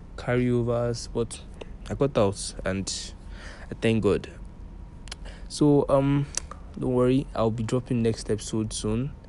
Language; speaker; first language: English; non-native, local second language; Yoruba